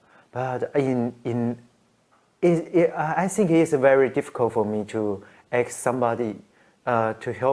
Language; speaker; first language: English; non-native, learner; Chinese